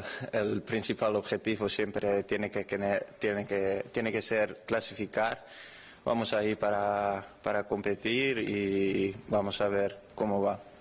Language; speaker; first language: Spanish; non-native, fluent; Dutch